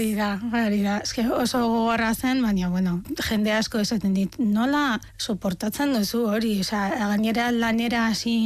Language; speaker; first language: Basque; non-native, fluent; Arabic